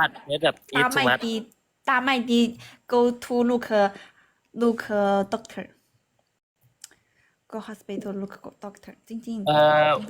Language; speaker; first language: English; non-native, learner; Chinese